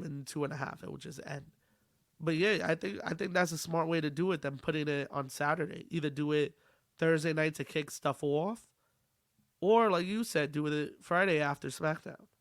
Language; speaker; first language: English; native; English